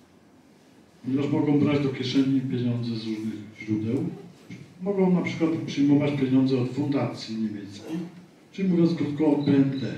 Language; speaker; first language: Polish; native; Polish